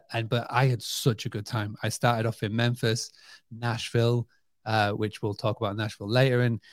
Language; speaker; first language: English; native; English